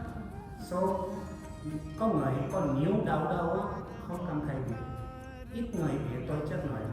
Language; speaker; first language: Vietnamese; non-native, learner; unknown